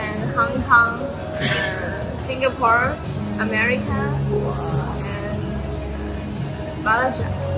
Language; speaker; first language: English; non-native, learner; Chinese